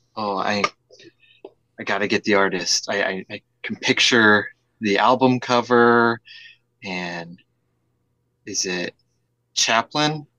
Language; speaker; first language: English; native; English